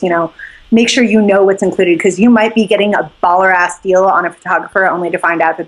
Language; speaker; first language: English; native; English